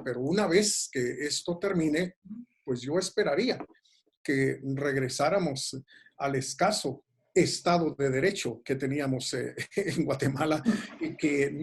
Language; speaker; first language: Spanish; native; Spanish